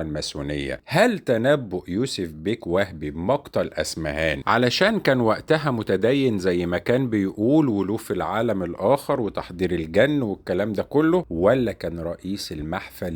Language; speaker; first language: Arabic; native; Arabic